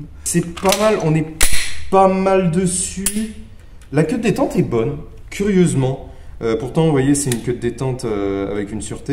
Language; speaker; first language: French; native; French